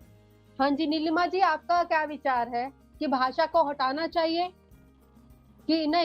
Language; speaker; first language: Hindi; native; Hindi